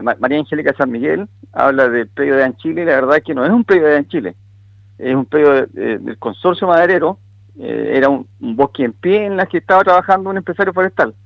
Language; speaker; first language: Spanish; native; Spanish